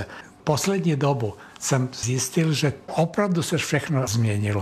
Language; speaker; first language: Czech; non-native, fluent; Serbian